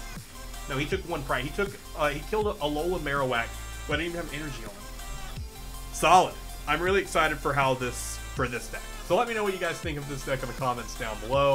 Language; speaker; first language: English; native; English